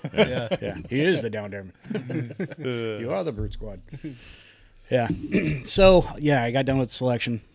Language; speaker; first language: English; native; English